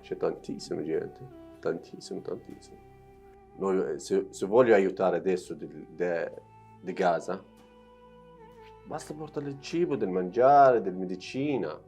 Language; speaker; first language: Italian; non-native, learner; Arabic